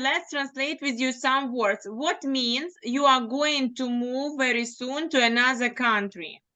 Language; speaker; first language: English; non-native, fluent; Ukrainian